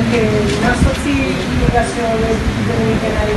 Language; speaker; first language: Spanish; non-native, learner; Haitian Creole